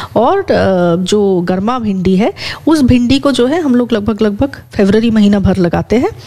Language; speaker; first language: Hindi; native; Hindi